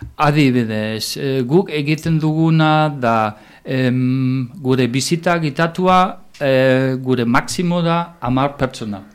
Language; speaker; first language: Basque; non-native, fluent; German